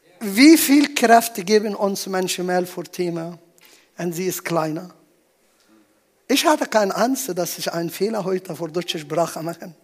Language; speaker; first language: German; non-native, learner; Arabic